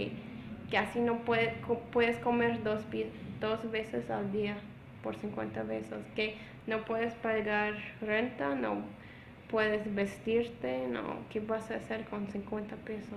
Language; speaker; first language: Spanish; non-native, fluent; English